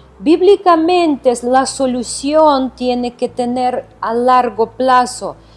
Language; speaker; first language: Spanish; non-native, fluent; Ukrainian